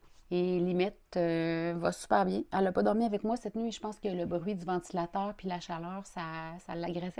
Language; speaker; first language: French; native; French